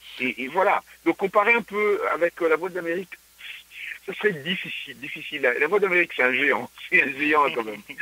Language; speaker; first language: French; non-native, local second language; Luba-Lulua